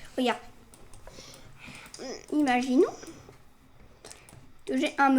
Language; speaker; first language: French; native; French